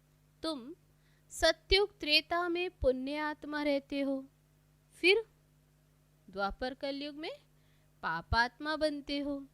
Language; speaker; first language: Hindi; native; Hindi